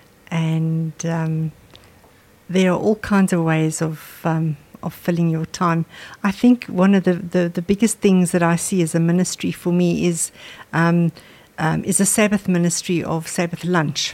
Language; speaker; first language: English; non-native, local second language; Afrikaans